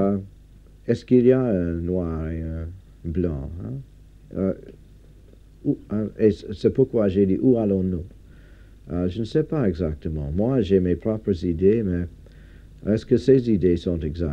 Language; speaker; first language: French; non-native, fluent; English